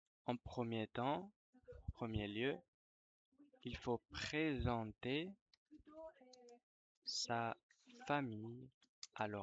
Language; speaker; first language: French; non-native, fluent; Spanish